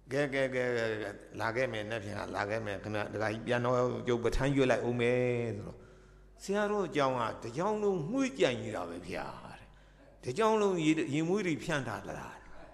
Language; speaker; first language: Burmese; native; Burmese